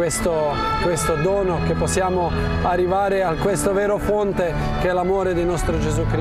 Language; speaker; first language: Italian; non-native, fluent; Croatian